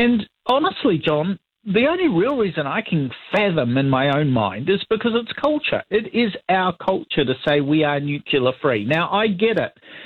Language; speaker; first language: English; native; English